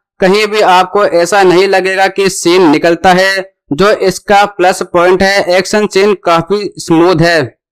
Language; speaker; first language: Hindi; native; Hindi